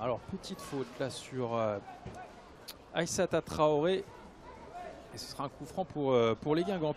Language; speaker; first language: French; native; French